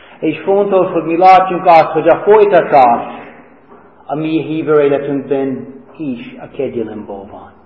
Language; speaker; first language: Hungarian; non-native, fluent; English